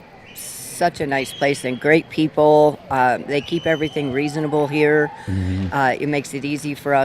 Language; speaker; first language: English; native; English